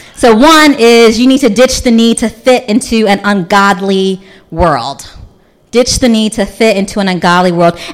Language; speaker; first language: English; native; English